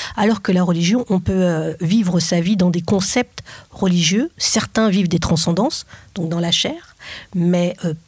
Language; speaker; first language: French; native; French